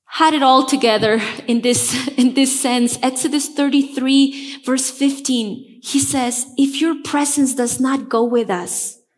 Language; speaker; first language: English; non-native, fluent; Spanish